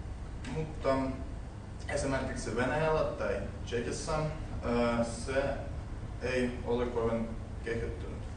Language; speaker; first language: Finnish; non-native, learner; Russian